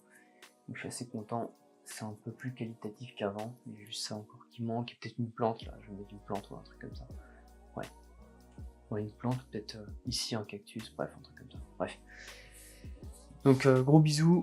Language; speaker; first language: French; native; French